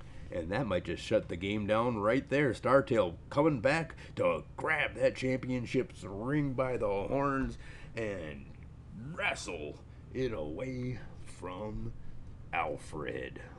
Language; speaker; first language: English; native; English